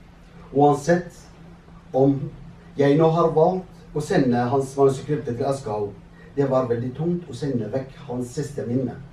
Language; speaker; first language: Norwegian; non-native, fluent; Arabic